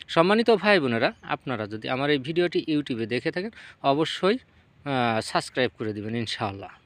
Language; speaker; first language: Bangla; native; Bangla